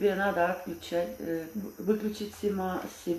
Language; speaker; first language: Russian; non-native, fluent; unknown